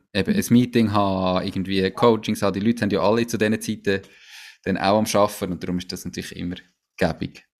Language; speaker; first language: German; native; German